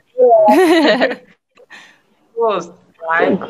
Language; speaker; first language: English; non-native, learner; Indonesian